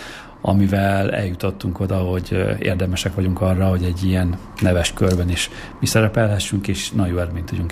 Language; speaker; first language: Hungarian; native; Hungarian